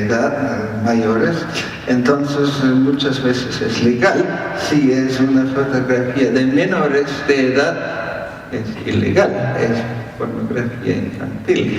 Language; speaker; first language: Spanish; non-native, fluent; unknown